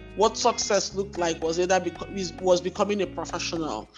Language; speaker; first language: English; non-native, local second language; Igbo